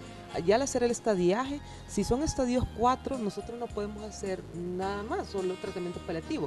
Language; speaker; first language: Spanish; native; Spanish